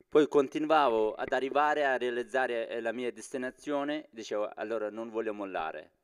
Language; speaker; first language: Italian; non-native, fluent; Persian